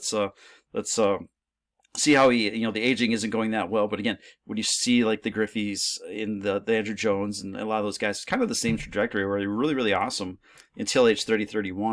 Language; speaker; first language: English; native; English